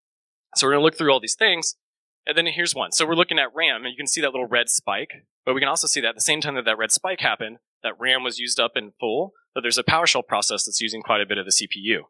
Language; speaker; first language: English; native; English